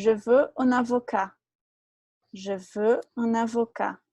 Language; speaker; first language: French; non-native, fluent; Portuguese